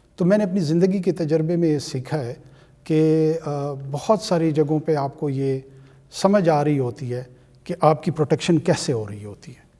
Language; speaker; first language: Urdu; non-native, local second language; Pashto